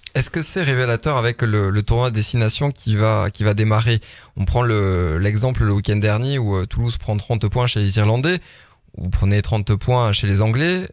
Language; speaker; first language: French; native; French